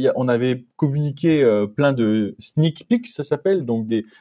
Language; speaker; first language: French; native; French